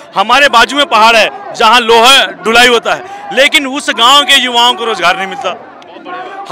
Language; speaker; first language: Hindi; native; Hindi